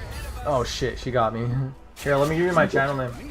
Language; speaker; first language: English; native; English